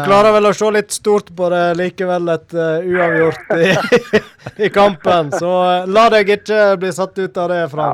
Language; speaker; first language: Norwegian; native; Norwegian